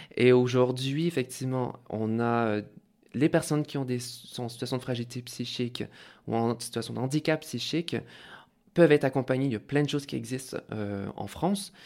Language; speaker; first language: French; native; French